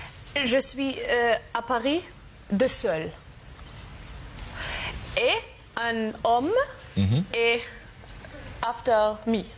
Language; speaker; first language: French; non-native, learner; German